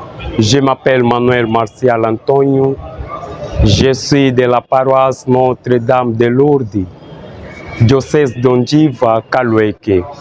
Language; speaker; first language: French; non-native, learner; Portuguese